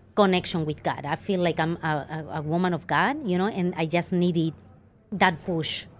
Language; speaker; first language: English; non-native, fluent; Spanish